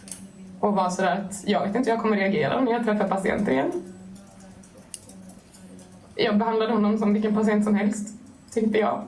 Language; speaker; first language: Swedish; native; Swedish